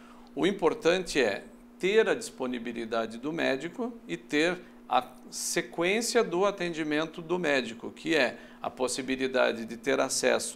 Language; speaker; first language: Portuguese; native; Portuguese